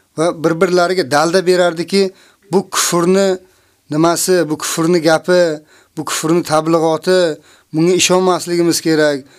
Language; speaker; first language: Uzbek; native; Uzbek